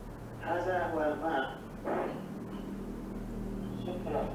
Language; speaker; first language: Arabic; non-native, learner; Indonesian